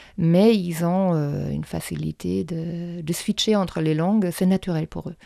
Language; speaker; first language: French; non-native, fluent; German